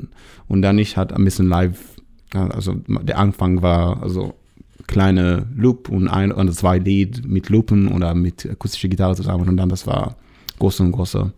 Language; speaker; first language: German; non-native, fluent; Hebrew